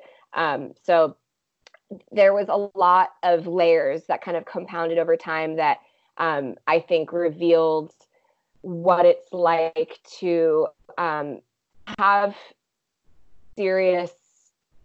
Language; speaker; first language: English; native; English